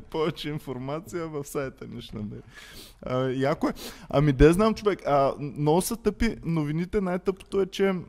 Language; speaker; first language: Bulgarian; native; Bulgarian